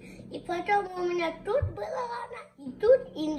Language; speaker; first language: Russian; early bilingual, heritage; Russian